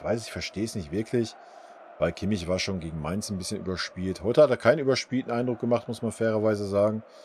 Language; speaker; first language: German; native; German